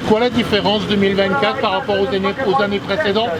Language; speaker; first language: French; native; French